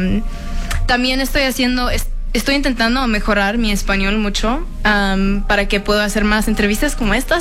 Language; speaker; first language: Spanish; early bilingual, heritage; English